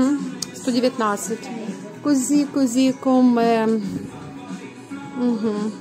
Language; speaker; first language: Italian; non-native, learner; Russian